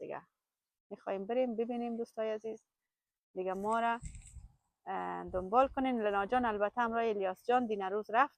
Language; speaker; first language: Persian; native; Persian